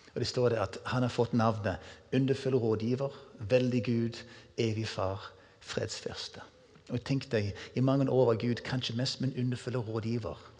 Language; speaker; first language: Norwegian; non-native, fluent; English